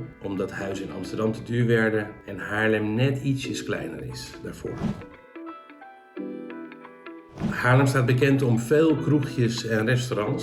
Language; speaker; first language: Dutch; native; Dutch